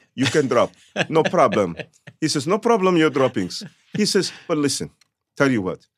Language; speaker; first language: English; early bilingual, other home language; Yiddish